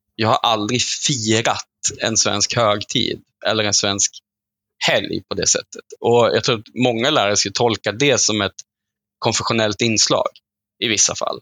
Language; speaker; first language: Swedish; native; Swedish